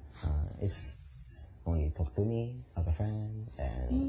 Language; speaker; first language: English; non-native, learner; Japanese